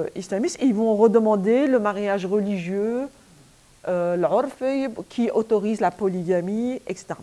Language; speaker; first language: French; native; French